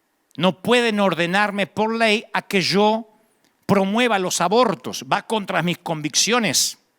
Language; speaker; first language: Spanish; native; Spanish